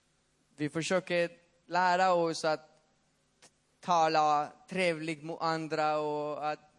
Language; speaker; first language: Swedish; non-native, fluent; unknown